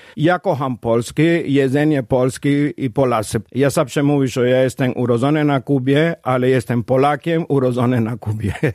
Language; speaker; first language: Polish; non-native, fluent; Spanish